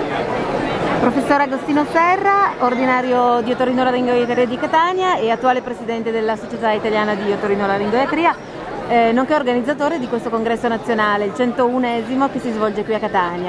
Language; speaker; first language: Italian; native; Italian